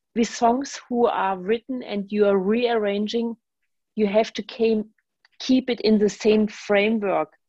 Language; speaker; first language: English; non-native, fluent; German